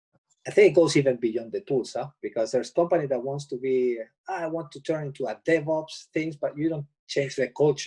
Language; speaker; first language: English; non-native, fluent; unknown